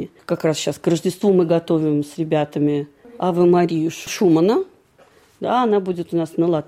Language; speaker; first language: Russian; native; Russian